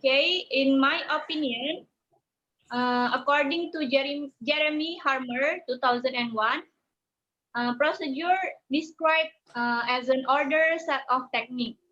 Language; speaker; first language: English; non-native, learner; Indonesian